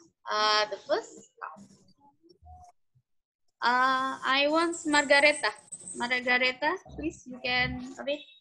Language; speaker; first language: English; non-native, learner; Indonesian